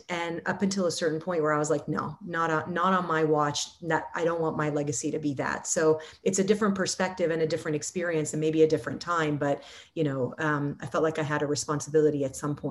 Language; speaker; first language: English; non-native, fluent; Arabic